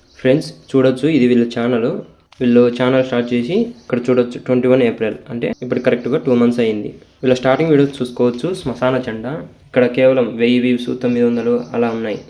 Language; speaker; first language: Telugu; native; Telugu